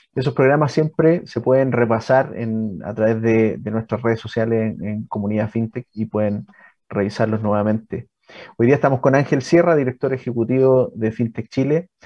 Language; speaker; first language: Spanish; native; Spanish